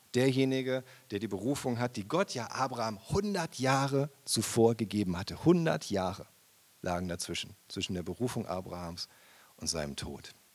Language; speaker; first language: German; native; German